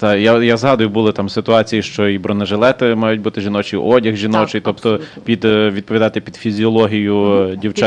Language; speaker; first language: Ukrainian; native; Ukrainian